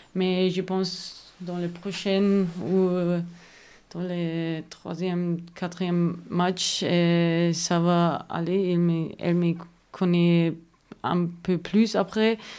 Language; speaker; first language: French; non-native, learner; German